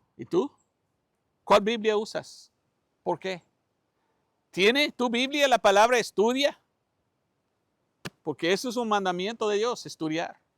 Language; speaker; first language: Spanish; non-native, fluent; English